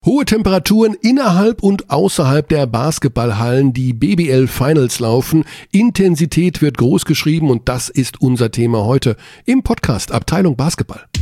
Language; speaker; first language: German; native; German